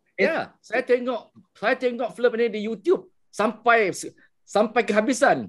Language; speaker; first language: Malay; non-native, local second language; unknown